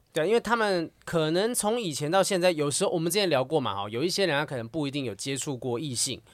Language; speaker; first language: Chinese; native; Chinese